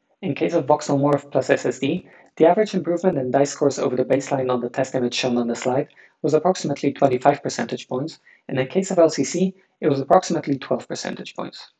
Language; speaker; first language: English; non-native, fluent; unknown